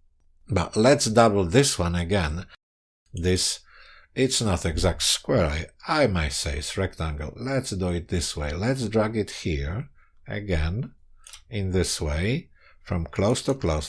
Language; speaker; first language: English; non-native, fluent; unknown